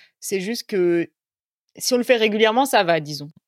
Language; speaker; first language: French; native; French